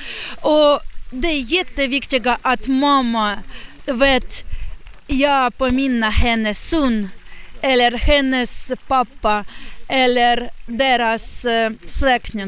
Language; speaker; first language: Swedish; non-native, learner; Ukrainian